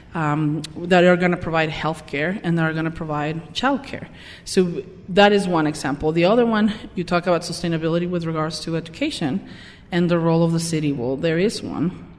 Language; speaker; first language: English; non-native, fluent; Spanish